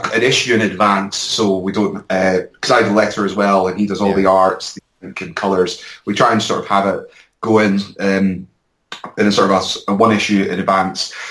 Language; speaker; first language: English; native; English